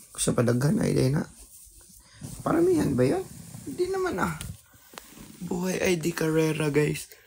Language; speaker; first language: Filipino; non-native, local second language; Hiligaynon